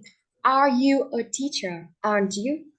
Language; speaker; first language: English; non-native, fluent; Vietnamese